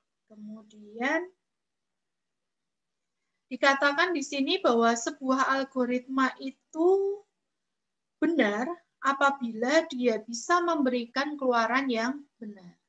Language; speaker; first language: Indonesian; native; Indonesian